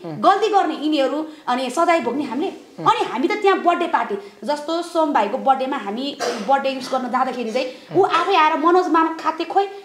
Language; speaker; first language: Nepali; non-native, local second language; Eastern Tamang